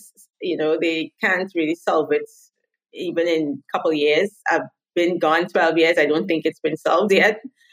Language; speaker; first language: English; native; English